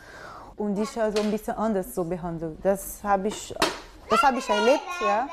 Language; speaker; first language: German; non-native, fluent; Portuguese